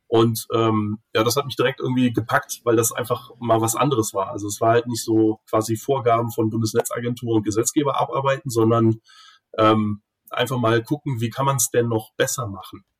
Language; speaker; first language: German; native; German